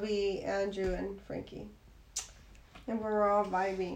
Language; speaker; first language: English; early bilingual, other home language; Spanish